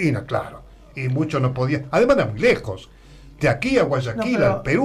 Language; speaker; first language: Spanish; native; Spanish